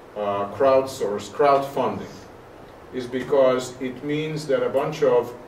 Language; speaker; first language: English; non-native, fluent; Hungarian